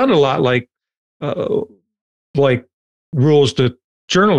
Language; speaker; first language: English; native; English